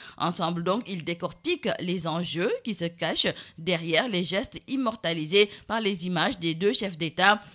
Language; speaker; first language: French; non-native, local second language; Wolof